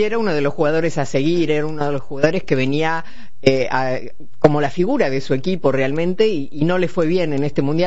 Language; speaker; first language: Spanish; native; Spanish